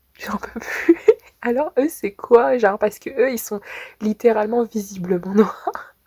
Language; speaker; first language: French; native; French